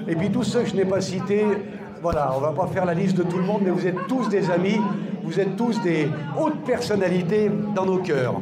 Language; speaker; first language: French; native; French